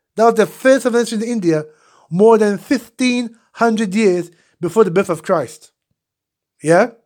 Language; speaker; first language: English; non-native, local second language; Akan